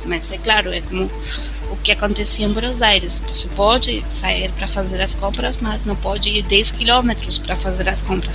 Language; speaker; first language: Portuguese; non-native, fluent; Spanish